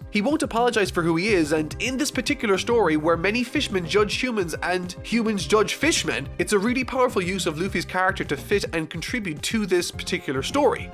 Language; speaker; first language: English; native; English